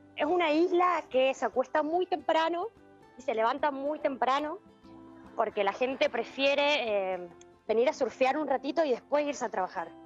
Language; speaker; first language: Spanish; native; Spanish